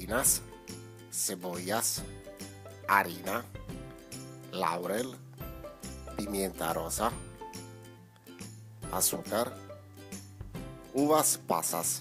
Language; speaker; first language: Spanish; non-native, fluent; Italian